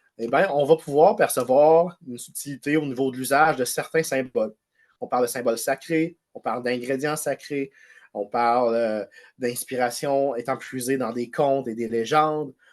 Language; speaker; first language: French; native; French